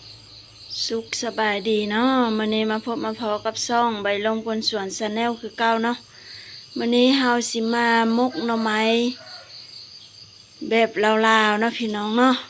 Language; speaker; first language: Thai; non-native, local second language; Lao